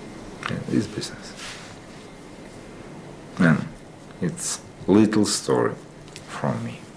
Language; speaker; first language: English; non-native, learner; Russian